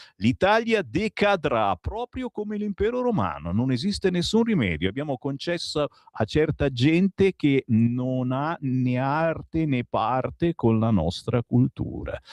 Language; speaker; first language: Italian; native; Italian